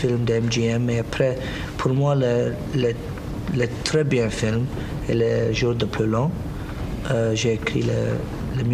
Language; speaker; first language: French; non-native, learner; English